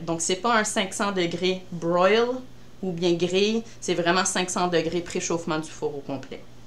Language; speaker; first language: French; native; French